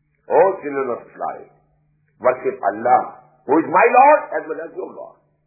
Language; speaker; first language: English; non-native, local second language; Urdu